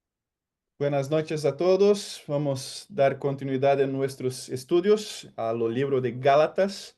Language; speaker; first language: Spanish; non-native, fluent; Portuguese